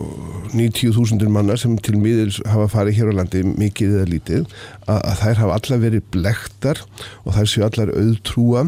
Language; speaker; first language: Icelandic; native; Icelandic